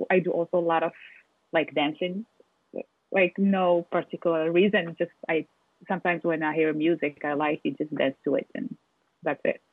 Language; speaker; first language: English; non-native, fluent; Arabic